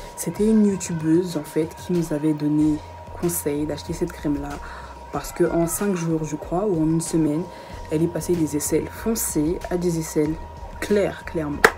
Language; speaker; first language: French; early bilingual, other home language; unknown